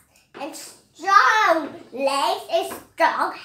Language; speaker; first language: English; non-native, learner; Vietnamese